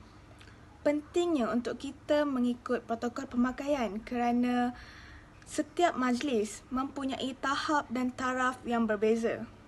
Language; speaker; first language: Malay; native; Malay